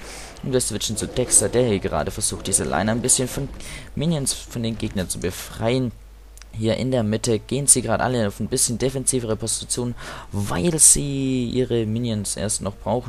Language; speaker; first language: German; native; German